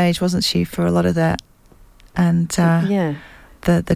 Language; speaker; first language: English; native; English